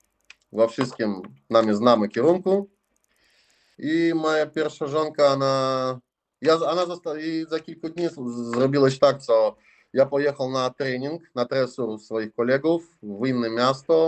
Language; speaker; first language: Polish; non-native, learner; Russian